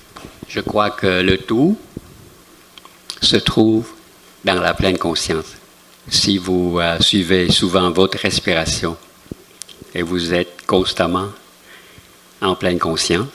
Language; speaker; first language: French; non-native, fluent; Vietnamese